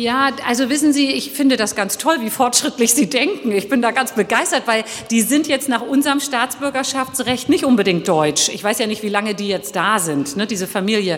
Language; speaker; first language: German; early bilingual, other home language; Turkish